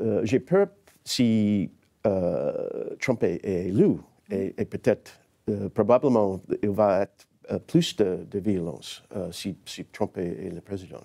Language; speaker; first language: French; non-native, learner; English